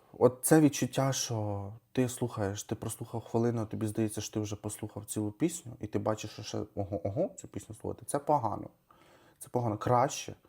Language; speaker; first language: Ukrainian; non-native, local second language; Russian